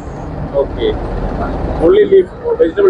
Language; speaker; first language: English; non-native, fluent; Malayalam